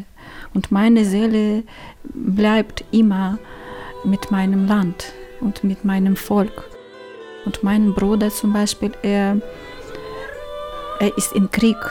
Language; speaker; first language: German; non-native, learner; Ukrainian